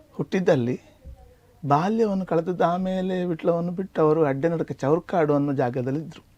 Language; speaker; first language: Kannada; native; Kannada